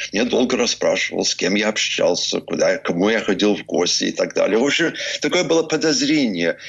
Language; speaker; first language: Russian; early bilingual, heritage; Russian